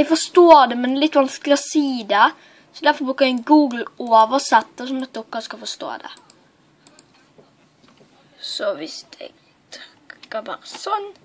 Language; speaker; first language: Norwegian; non-native, learner; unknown